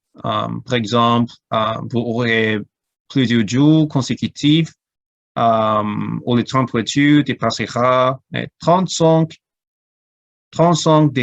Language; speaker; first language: French; non-native, learner; Cantonese